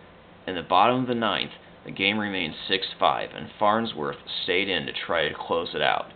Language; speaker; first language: English; native; English